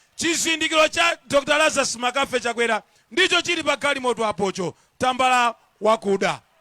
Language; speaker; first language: Nyanja; non-native, local second language; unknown